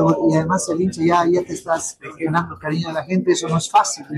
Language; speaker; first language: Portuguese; non-native, learner; Spanish